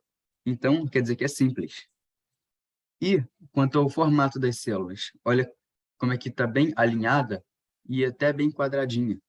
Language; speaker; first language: Portuguese; native; Portuguese